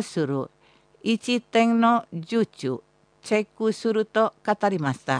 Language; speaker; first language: Japanese; non-native, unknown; Indonesian